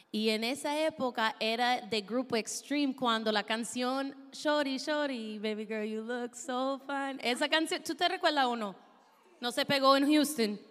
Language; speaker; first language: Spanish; non-native, fluent; English